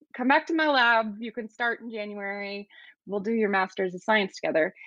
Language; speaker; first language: English; native; English